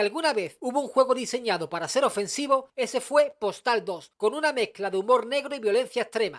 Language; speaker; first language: Spanish; native; Spanish